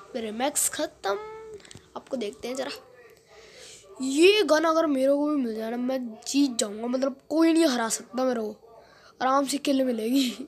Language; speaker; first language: Hindi; native; Hindi